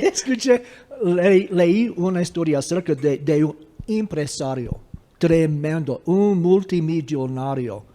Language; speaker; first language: Spanish; non-native, fluent; English